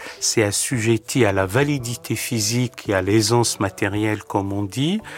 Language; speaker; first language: French; native; French